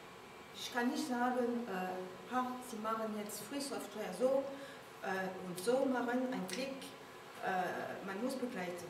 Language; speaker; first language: German; non-native, learner; French